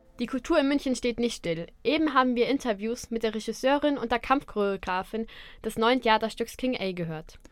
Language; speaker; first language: German; native; German